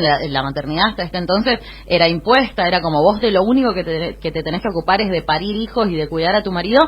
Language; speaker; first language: Spanish; native; Spanish